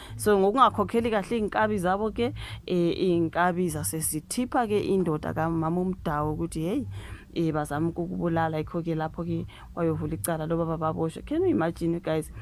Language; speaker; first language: Zulu; native; Zulu